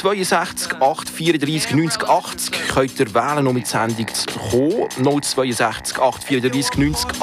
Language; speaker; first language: German; native; German